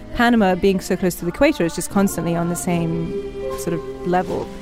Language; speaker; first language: English; early bilingual, other home language; Spanish